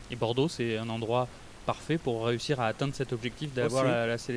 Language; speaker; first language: French; native; French